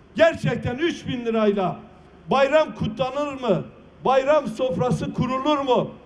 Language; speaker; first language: Turkish; non-native, local second language; Kurdish